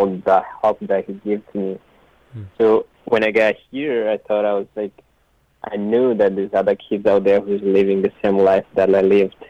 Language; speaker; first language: English; non-native, local second language; Kinyarwanda